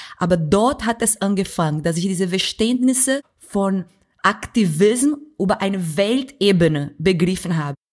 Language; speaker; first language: German; non-native, fluent; Portuguese